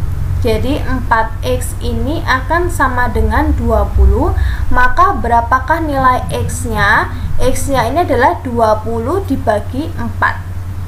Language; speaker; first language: Indonesian; native; Indonesian